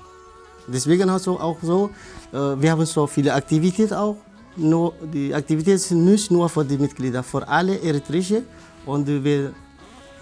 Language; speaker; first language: German; non-native, learner; Tigrinya